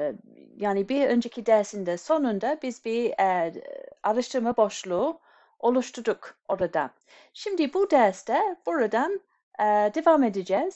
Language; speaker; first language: Turkish; non-native, fluent; English